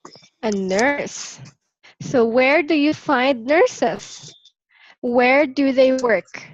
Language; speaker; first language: English; non-native, local second language; Filipino